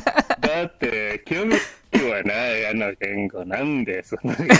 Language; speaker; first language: Japanese; non-native, learner; English